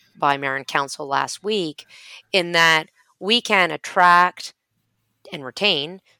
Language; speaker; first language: English; native; English